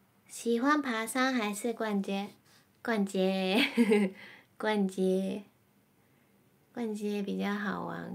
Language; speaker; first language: Chinese; non-native, fluent; Japanese